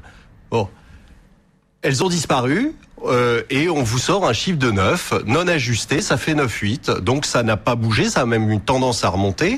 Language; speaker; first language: French; native; French